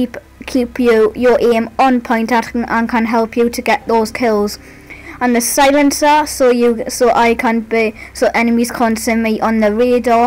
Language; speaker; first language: English; native; English